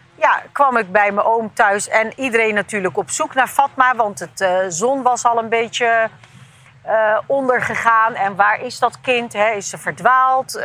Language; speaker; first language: Dutch; early bilingual, other home language; Turkish